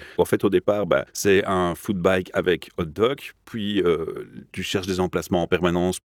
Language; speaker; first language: French; native; French